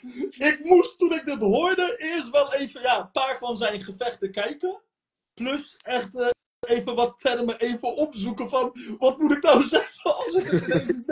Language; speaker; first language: Dutch; early bilingual, other home language; Turkish